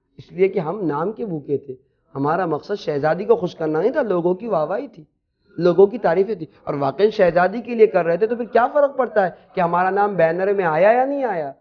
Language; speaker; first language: Urdu; native; Urdu